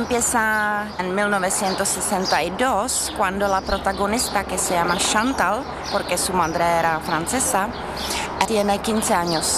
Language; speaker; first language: Spanish; non-native, learner; Czech